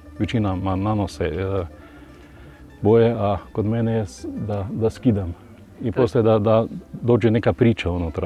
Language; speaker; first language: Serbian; non-native, learner; Slovenian